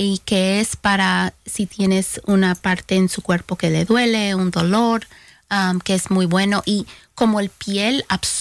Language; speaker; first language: Spanish; early bilingual, heritage; Spanish